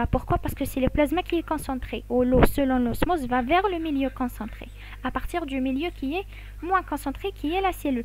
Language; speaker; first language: French; non-native, local second language; Arabic